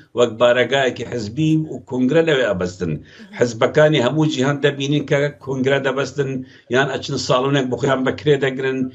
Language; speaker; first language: Central Kurdish; non-native, local second language; Kurdish